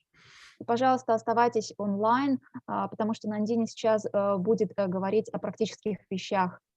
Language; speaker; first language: Russian; native; Russian